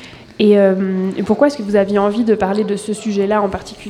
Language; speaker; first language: French; native; French